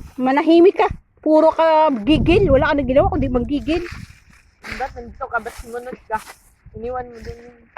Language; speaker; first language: Filipino; non-native, local second language; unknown